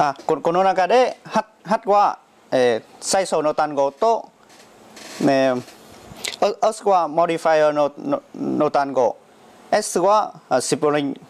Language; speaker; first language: Japanese; non-native, learner; Vietnamese